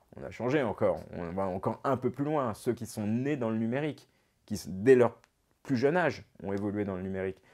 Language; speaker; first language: French; native; French